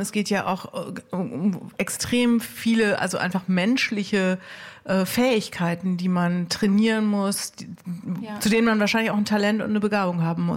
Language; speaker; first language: German; native; German